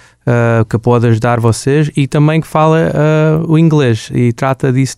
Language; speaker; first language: Portuguese; early bilingual, other home language; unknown